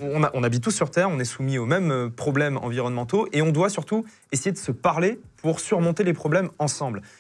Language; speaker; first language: French; native; French